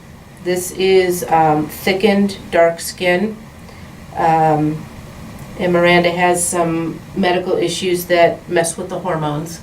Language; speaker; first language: English; native; English